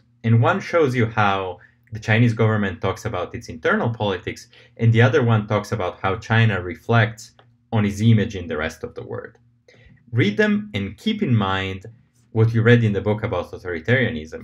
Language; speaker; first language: English; non-native, fluent; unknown